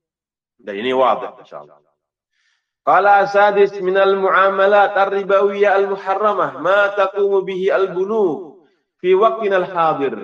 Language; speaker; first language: Indonesian; native; Indonesian